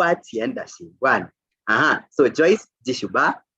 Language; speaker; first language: Chinese; non-native, fluent; Swahili